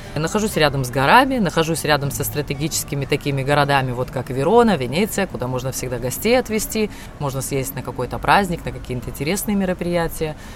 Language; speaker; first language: Russian; native; Russian